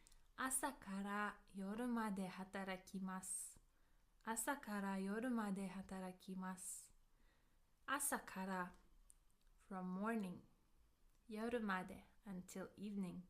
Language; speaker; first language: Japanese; non-native, fluent; English